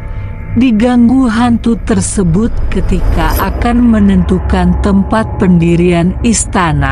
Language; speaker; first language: Indonesian; native; Indonesian